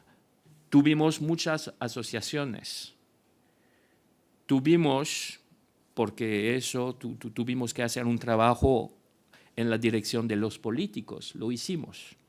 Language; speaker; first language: Spanish; non-native, fluent; French